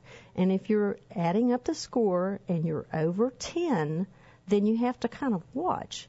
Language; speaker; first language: English; native; English